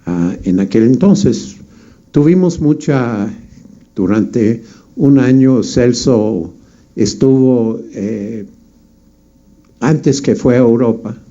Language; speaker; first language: Spanish; non-native, fluent; English